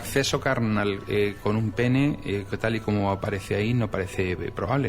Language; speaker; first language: Spanish; native; Spanish